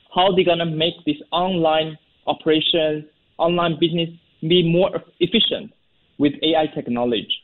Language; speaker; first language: English; non-native, fluent; Chinese